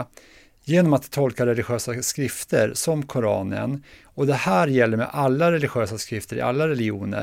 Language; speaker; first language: Swedish; native; Swedish